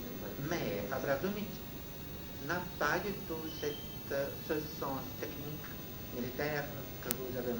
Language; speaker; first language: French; non-native, fluent; Russian